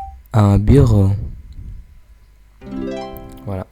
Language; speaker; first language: French; non-native, learner; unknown